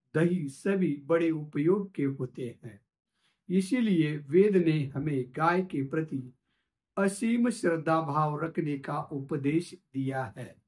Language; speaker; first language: Hindi; non-native, local second language; Marathi